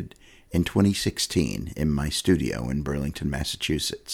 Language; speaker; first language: English; native; English